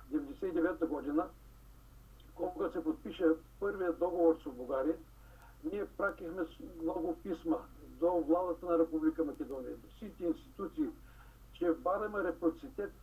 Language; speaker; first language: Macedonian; early bilingual, heritage; Macedonian